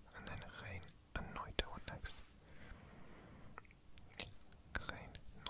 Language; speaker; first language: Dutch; non-native, learner; English